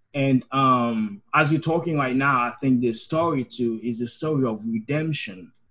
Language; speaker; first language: English; non-native, fluent; Haitian Creole